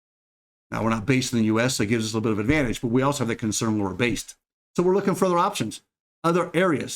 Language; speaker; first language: English; native; English